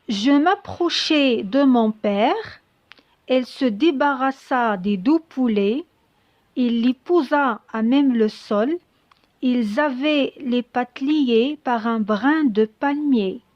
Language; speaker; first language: French; non-native, local second language; Arabic